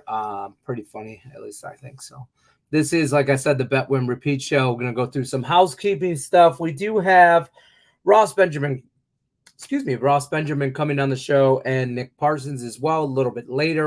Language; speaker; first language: English; native; English